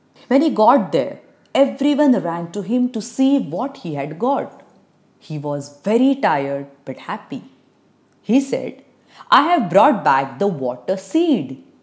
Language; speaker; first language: English; non-native, local second language; Marathi